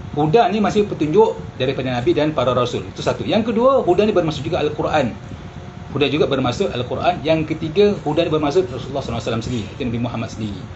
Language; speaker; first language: Malay; early bilingual, heritage; Malay